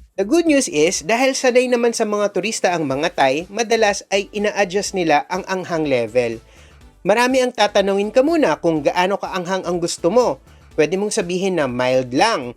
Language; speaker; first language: Filipino; native; Filipino